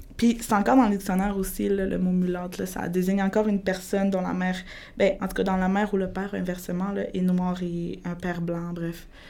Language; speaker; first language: French; early bilingual, other home language; Spanish